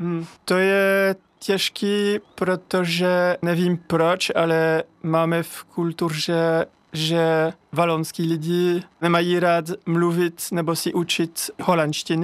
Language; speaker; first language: Czech; non-native, fluent; French